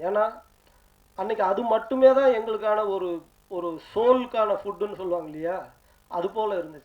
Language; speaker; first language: Tamil; native; Tamil